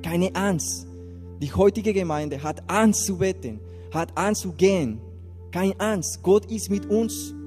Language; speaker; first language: German; non-native, learner; Spanish